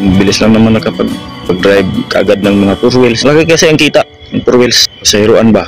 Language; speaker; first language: Filipino; non-native, local second language; Cebuano